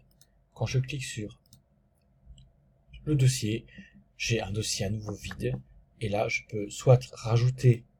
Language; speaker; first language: French; native; French